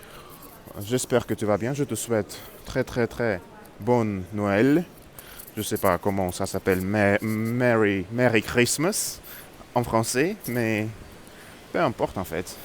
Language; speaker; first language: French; non-native, learner; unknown